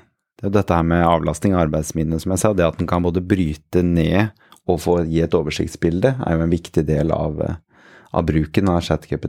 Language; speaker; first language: Norwegian; native; Norwegian